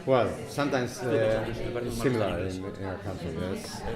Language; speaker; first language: English; non-native, learner; Basque